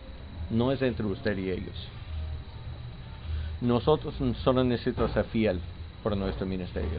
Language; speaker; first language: Spanish; non-native, learner; English